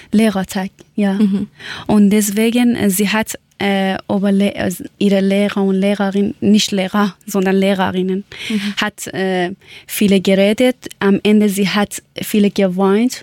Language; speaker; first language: German; non-native, learner; Persian